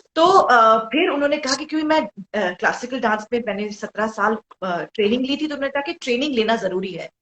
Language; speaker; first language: Hindi; non-native, local second language; Bangla